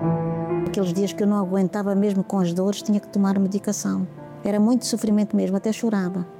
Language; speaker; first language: Portuguese; native; Portuguese